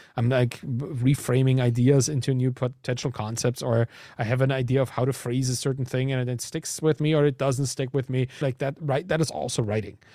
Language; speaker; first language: English; non-native, fluent; German